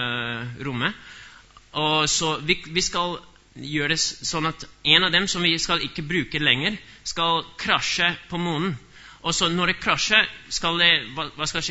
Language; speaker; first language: Norwegian; non-native, fluent; English